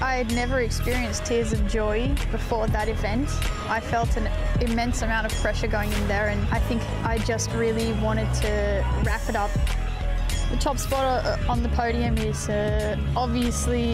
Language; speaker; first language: English; native; English